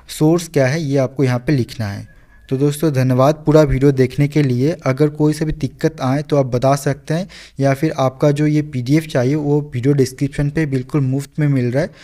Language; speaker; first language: Hindi; non-native, local second language; Bangla